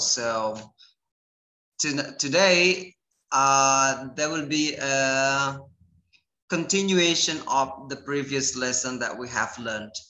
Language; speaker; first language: English; non-native, fluent; Indonesian